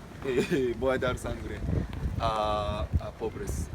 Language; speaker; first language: Spanish; non-native, learner; Japanese